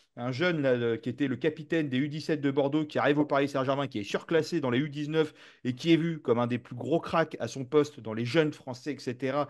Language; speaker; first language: French; native; French